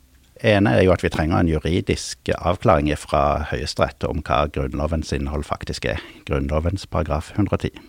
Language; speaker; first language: Norwegian; native; Norwegian